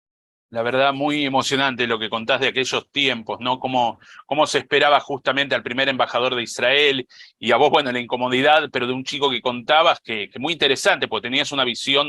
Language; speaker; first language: Spanish; native; Spanish